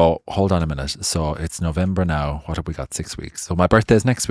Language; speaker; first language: English; native; English